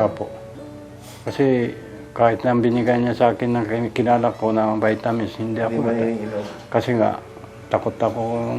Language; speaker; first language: Filipino; non-native, learner; Japanese